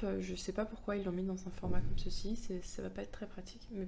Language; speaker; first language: French; native; French